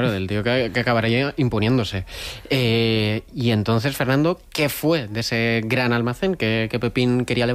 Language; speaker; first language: Spanish; native; Spanish